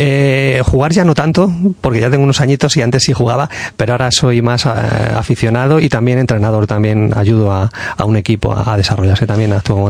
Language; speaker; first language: Spanish; native; Spanish